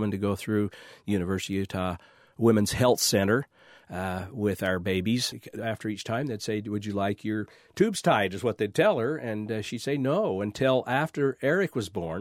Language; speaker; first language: English; native; English